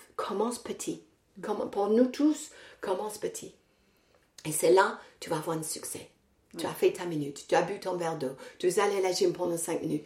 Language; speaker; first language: French; non-native, fluent; English